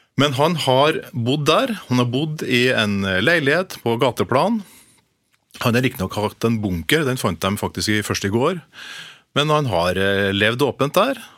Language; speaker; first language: Norwegian; native; Norwegian